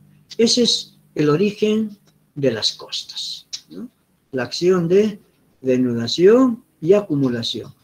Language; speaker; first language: Spanish; native; Spanish